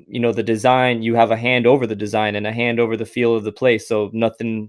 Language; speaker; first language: English; native; English